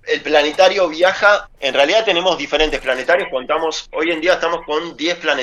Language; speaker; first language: Spanish; native; Spanish